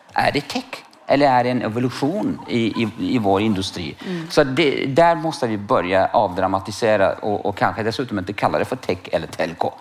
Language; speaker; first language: Swedish; non-native, fluent; Kurdish